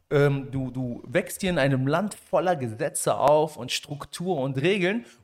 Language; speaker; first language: German; early bilingual, other home language; Arabic